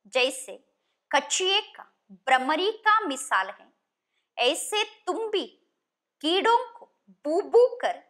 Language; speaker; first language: Hindi; non-native, local second language; Kannada